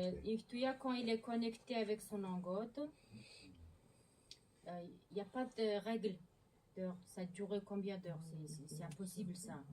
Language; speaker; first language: French; non-native, learner; Mongolian